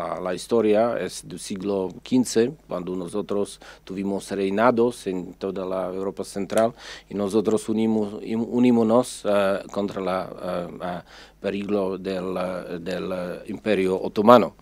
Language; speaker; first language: Spanish; non-native, fluent; Czech